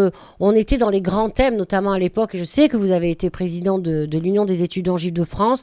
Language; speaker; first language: French; native; French